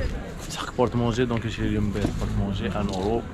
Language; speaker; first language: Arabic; native; Arabic